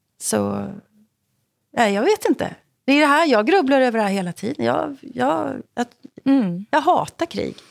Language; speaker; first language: Swedish; native; Swedish